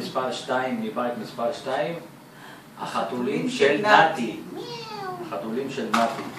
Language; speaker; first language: Hebrew; native; Hebrew